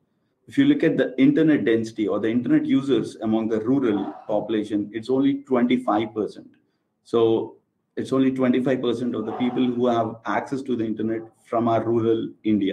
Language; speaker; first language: English; non-native, local second language; Telugu